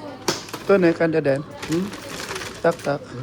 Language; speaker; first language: Swedish; non-native, learner; Filipino